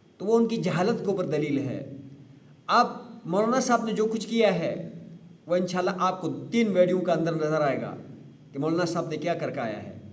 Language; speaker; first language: Urdu; non-native, local second language; Sicilian